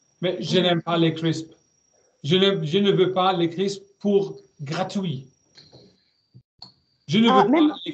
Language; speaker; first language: French; non-native, learner; German